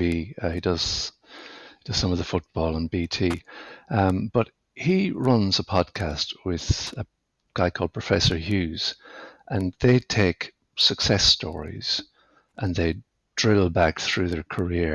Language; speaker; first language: English; native; English